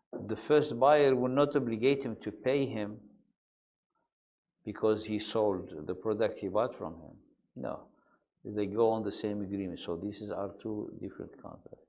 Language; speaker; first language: English; non-native, fluent; Arabic